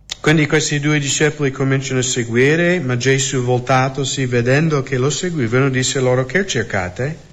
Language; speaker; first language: Italian; non-native, fluent; English